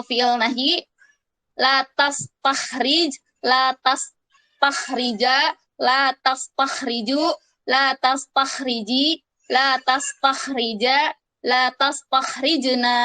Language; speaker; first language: Arabic; non-native, learner; Indonesian